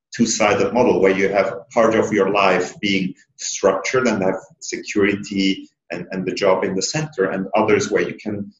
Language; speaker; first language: English; non-native, fluent; Italian